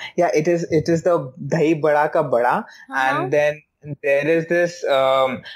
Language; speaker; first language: English; non-native, local second language; Hindi